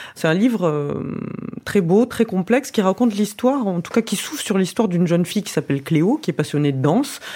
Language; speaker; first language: French; native; French